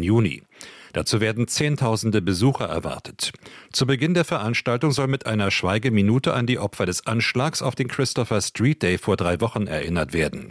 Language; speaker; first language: German; native; German